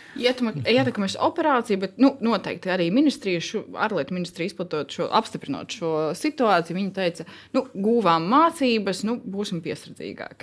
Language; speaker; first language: Latvian; native; Latvian